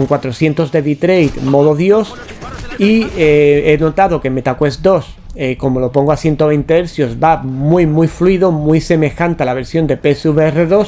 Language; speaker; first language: Spanish; native; Spanish